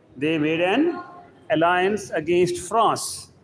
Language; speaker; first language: English; non-native, local second language; Urdu